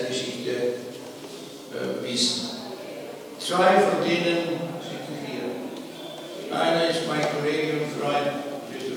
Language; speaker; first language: German; non-native, fluent; Slovenian